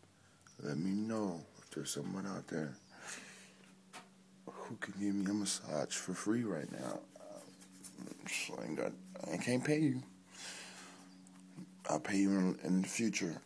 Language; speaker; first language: English; native; English